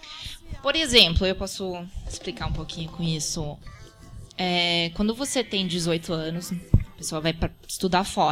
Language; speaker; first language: Portuguese; early bilingual, heritage; Portuguese